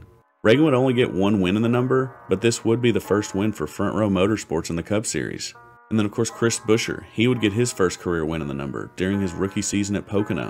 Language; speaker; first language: English; native; English